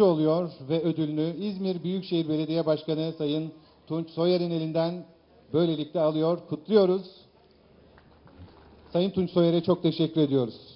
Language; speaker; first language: Turkish; native; Turkish